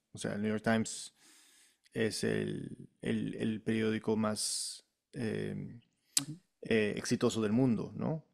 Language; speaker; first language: Spanish; early bilingual, heritage; Spanish